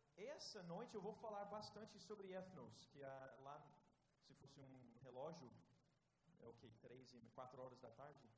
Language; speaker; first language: Portuguese; non-native, fluent; English